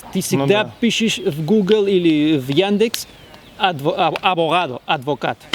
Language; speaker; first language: Russian; non-native, fluent; Spanish